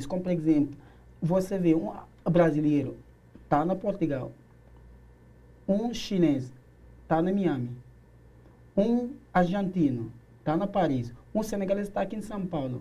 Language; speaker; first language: Portuguese; non-native, learner; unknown